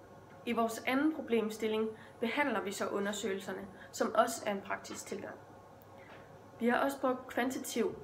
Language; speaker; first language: Danish; native; Danish